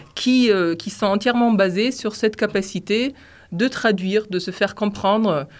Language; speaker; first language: French; non-native, fluent; German